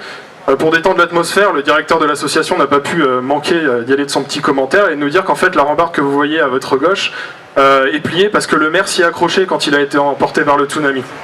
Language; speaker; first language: French; native; French